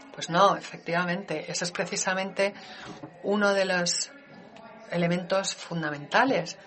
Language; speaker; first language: Spanish; non-native, fluent; Danish